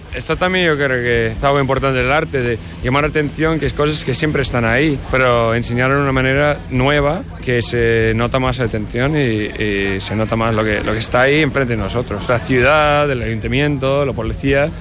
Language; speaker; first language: Spanish; non-native, fluent; English